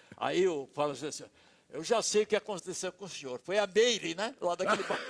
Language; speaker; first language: Portuguese; native; Portuguese